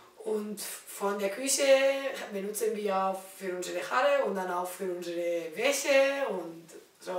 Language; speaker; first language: German; non-native, learner; Spanish